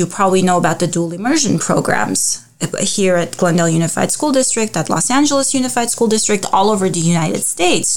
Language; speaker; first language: English; early bilingual, other home language; Armenian